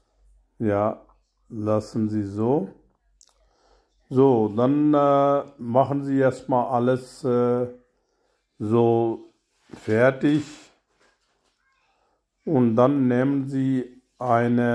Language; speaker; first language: German; non-native, learner; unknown